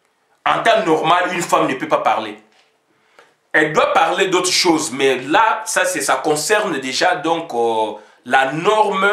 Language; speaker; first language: French; non-native, local second language; Lingala